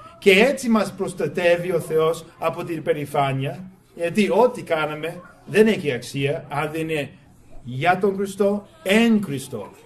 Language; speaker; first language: Greek; non-native, fluent; English